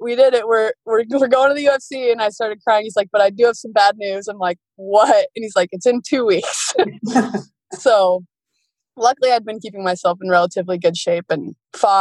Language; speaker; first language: English; native; English